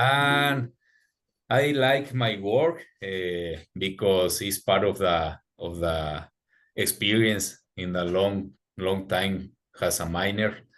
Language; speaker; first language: English; non-native, learner; Spanish